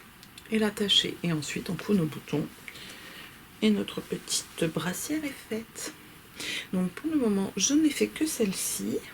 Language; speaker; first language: French; native; French